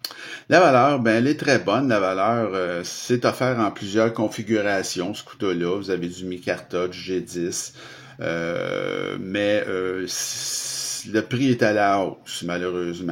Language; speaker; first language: French; native; French